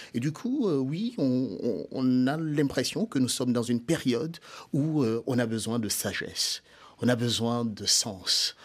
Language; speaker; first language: French; non-native, local second language; Mossi